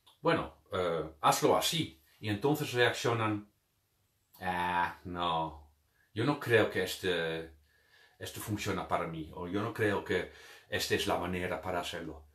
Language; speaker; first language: Spanish; non-native, fluent; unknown